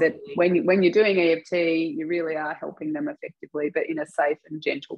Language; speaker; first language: English; native; English